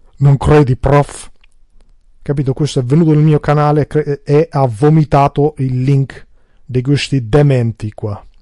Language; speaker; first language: Italian; early bilingual, other home language; Albanian